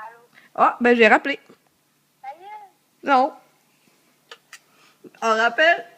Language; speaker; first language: French; native; French